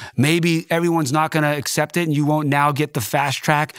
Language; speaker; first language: English; native; English